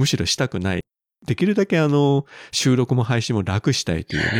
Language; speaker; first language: Japanese; native; Japanese